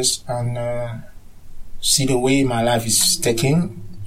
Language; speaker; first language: English; non-native, learner; French